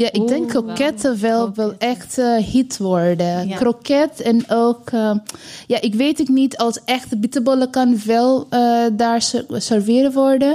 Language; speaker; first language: Dutch; non-native, learner; Bangla